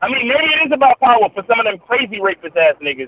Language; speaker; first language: English; native; English